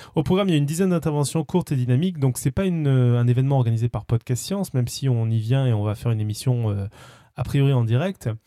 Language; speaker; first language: French; native; French